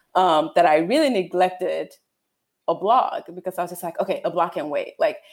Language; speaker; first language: English; non-native, local second language; Yoruba